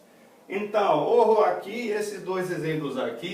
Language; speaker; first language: Portuguese; non-native, fluent; English